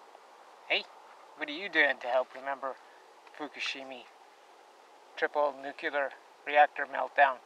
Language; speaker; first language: English; native; English